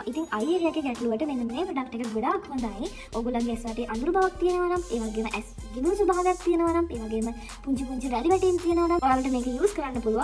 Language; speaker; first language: Sinhala; native; Sinhala